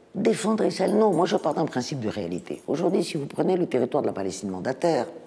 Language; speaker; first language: French; native; French